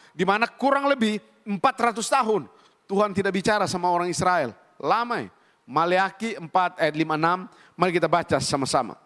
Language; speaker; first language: Indonesian; native; Indonesian